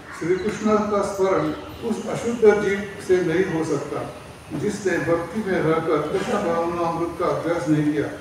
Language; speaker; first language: Hindi; non-native, local second language; Marathi